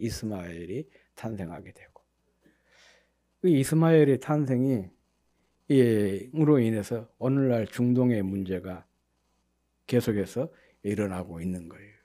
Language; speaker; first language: Korean; native; Korean